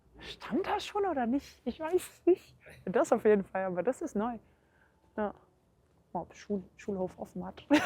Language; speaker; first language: German; early bilingual, heritage; German